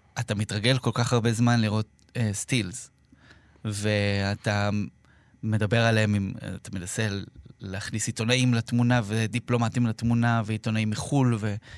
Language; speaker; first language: Hebrew; native; Hebrew